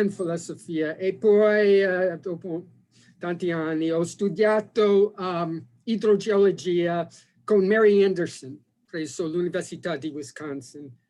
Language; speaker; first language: Italian; non-native, fluent; English